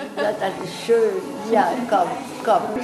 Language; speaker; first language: German; non-native, fluent; Polish